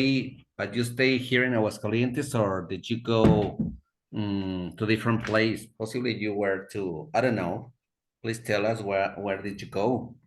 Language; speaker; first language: English; non-native, fluent; Spanish